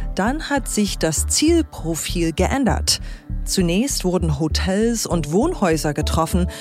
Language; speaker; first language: German; native; German